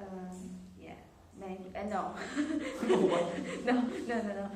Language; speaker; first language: English; non-native, learner; Chinese